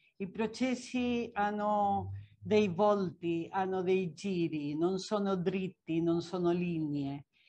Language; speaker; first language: Italian; non-native, fluent; Spanish